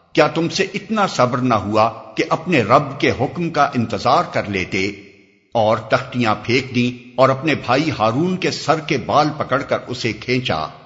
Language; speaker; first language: Urdu; native; Urdu